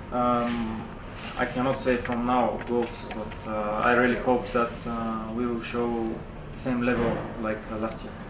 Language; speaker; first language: English; non-native, fluent; Bulgarian